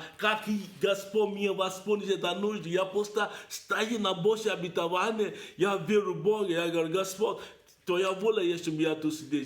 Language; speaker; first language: Russian; non-native, learner; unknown